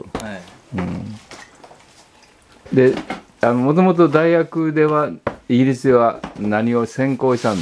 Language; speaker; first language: Japanese; native; Japanese